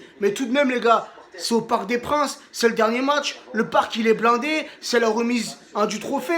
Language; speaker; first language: French; native; French